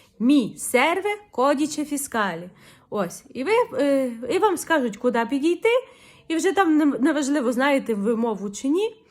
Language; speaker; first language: Ukrainian; native; Ukrainian